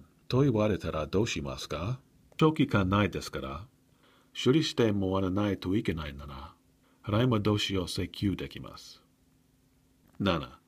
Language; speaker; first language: Japanese; non-native, learner; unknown